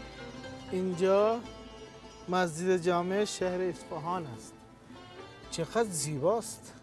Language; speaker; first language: Persian; non-native, learner; Urdu